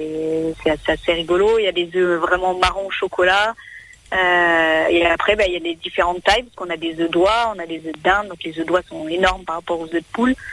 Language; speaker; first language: French; native; French